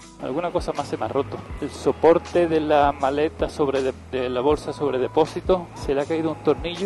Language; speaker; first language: Spanish; native; Spanish